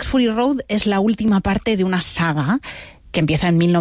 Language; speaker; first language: Spanish; native; Spanish